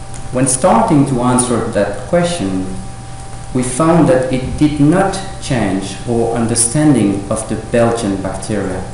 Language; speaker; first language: English; non-native, fluent; French